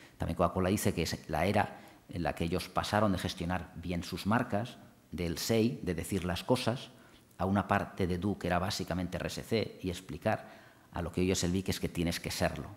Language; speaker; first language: Spanish; non-native, local second language; Catalan